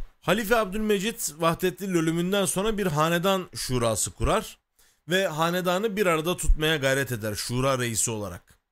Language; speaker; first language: Turkish; native; Turkish